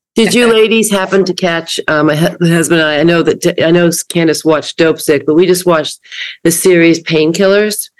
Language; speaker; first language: English; native; English